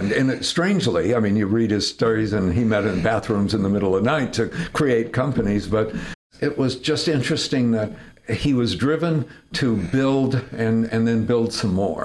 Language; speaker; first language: English; native; English